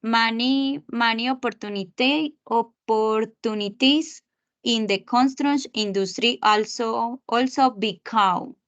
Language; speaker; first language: English; non-native, learner; Spanish